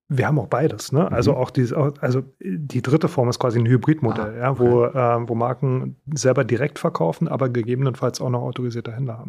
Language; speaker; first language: German; native; German